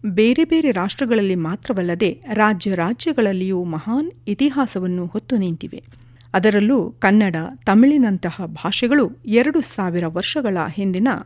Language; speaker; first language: Kannada; non-native, local second language; Kodava